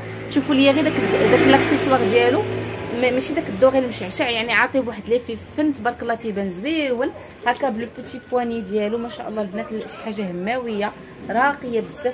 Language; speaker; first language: Arabic; native; Arabic